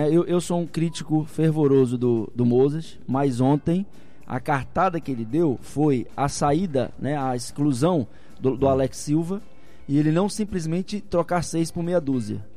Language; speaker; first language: Portuguese; native; Portuguese